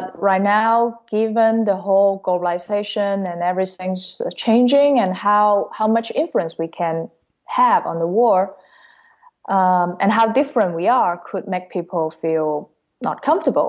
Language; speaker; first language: English; non-native, fluent; Cantonese